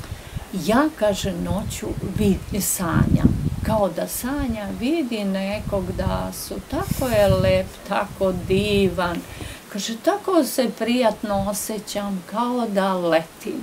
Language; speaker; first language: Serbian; non-native, local second language; Romanian